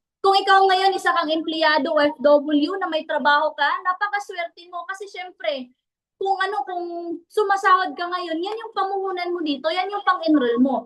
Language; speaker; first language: Filipino; non-native, local second language; Cebuano